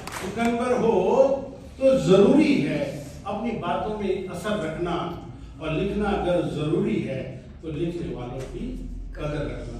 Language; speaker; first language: Hindi; native; Hindi